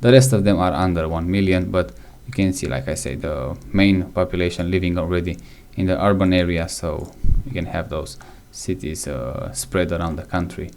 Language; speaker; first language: English; non-native, fluent; Romanian